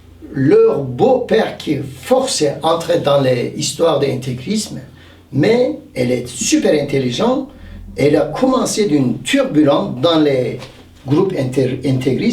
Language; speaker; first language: French; non-native, fluent; Turkish